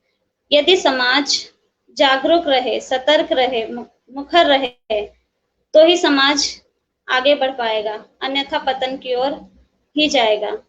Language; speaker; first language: Hindi; native; Hindi